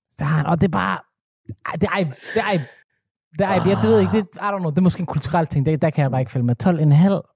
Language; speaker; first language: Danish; early bilingual, other home language; Somali